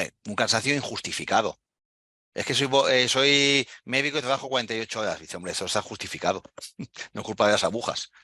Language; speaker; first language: Spanish; native; Spanish